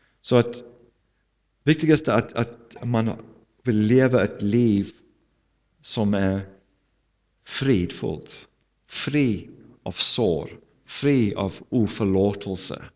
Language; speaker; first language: Swedish; non-native, fluent; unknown